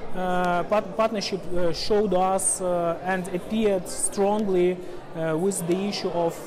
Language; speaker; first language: English; non-native, fluent; Ukrainian